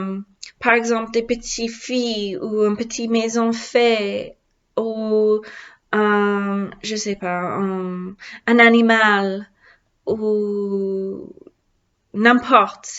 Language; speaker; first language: French; non-native, learner; English